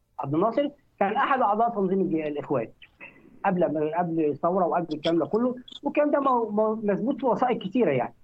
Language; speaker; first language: Arabic; native; Arabic